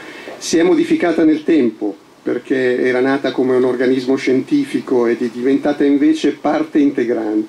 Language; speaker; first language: Italian; native; Italian